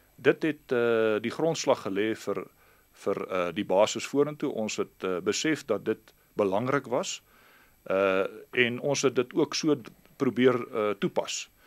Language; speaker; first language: Afrikaans; native; Afrikaans